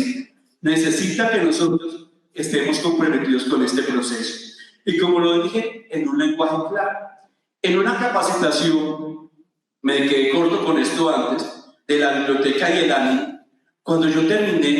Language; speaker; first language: Spanish; native; Spanish